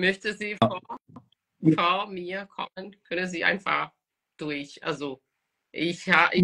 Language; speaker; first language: German; non-native, fluent; Portuguese